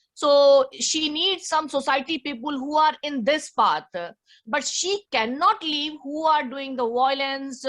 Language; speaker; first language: English; non-native, learner; Hindi